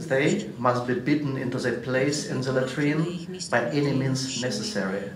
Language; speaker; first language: English; non-native, fluent; Russian